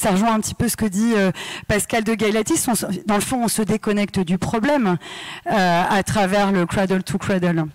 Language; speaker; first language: French; native; French